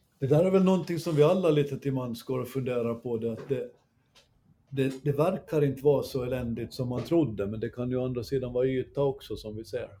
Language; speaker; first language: Swedish; native; Swedish